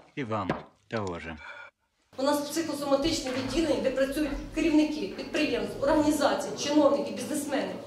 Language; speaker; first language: Ukrainian; native; Ukrainian